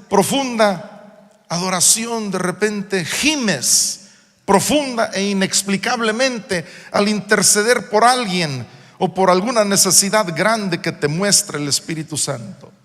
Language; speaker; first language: Spanish; non-native, local second language; English